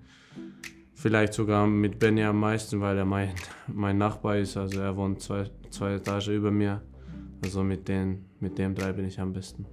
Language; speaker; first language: German; non-native, fluent; Hungarian